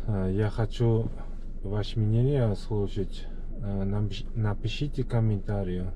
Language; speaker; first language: Russian; non-native, fluent; Uzbek